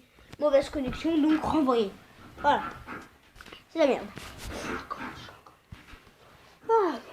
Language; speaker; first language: French; native; French